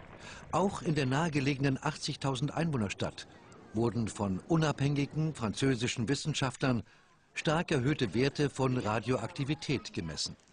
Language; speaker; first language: German; native; German